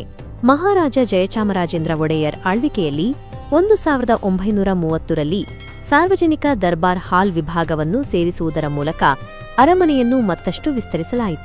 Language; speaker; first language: Kannada; native; Kannada